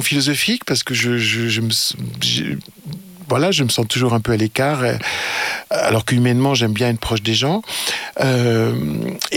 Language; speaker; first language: French; native; French